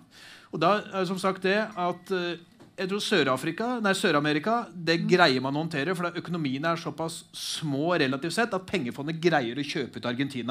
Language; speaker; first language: Norwegian; native; Norwegian